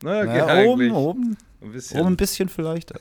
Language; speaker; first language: German; native; German